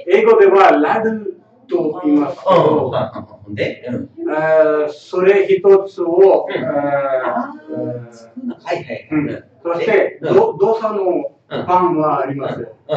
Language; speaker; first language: Japanese; non-native, learner; Tamil